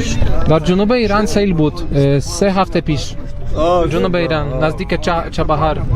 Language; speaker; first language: Persian; non-native, learner; Polish